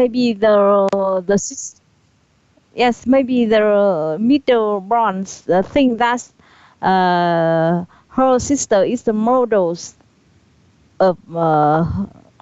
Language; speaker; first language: English; non-native, learner; Vietnamese